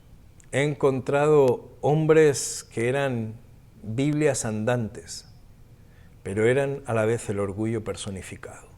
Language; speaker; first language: Spanish; native; Spanish